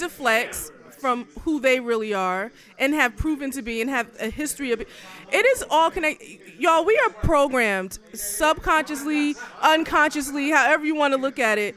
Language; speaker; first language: English; native; English